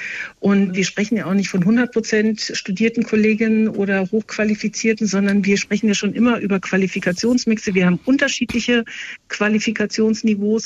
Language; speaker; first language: German; native; German